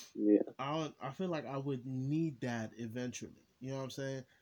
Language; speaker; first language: English; early bilingual, other home language; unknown